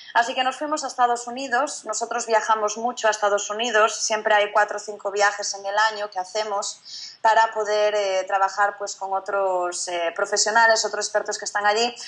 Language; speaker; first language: Spanish; native; Spanish